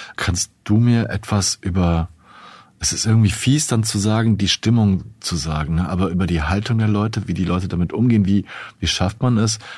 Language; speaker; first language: German; non-native, fluent; Ukrainian